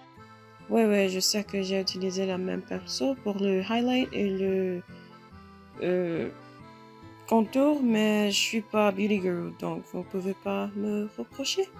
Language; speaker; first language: French; non-native, learner; English